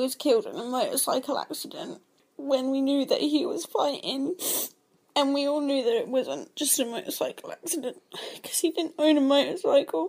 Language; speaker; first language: English; non-native, fluent; Arabic